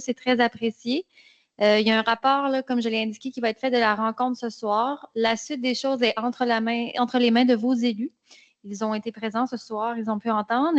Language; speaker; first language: French; native; French